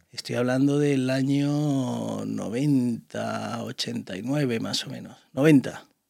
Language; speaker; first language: Spanish; native; Spanish